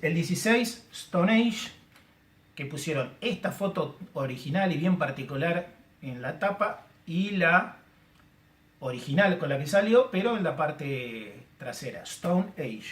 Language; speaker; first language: Spanish; native; Spanish